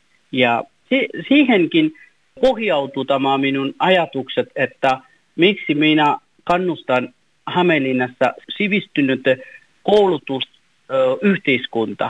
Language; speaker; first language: Finnish; non-native, fluent; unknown